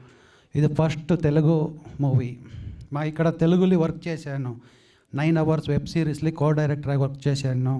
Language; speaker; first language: Telugu; non-native, learner; Kannada